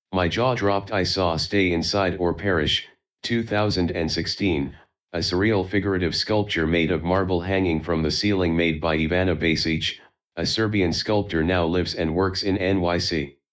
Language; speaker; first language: English; non-native, fluent; Chinese